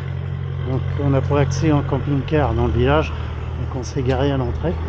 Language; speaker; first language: French; native; French